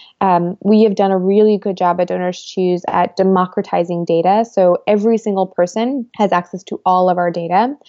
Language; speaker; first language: English; early bilingual, other home language; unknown